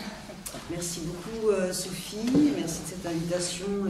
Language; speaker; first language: French; native; French